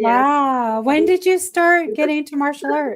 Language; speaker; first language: English; native; English